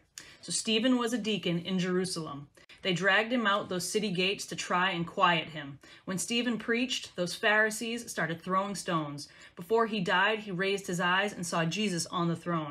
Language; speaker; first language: English; native; English